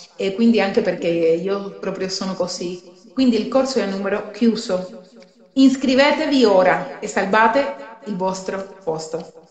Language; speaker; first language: Italian; non-native, fluent; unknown